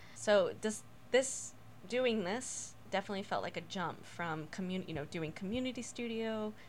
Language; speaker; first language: English; native; English